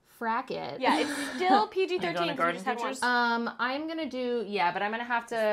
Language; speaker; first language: English; native; English